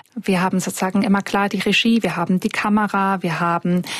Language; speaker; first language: German; native; German